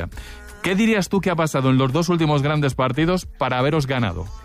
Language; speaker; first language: Spanish; native; Spanish